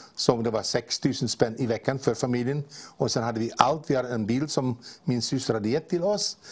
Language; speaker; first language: Swedish; non-native, fluent; Dutch